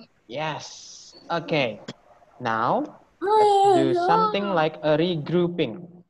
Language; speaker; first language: English; non-native, fluent; Indonesian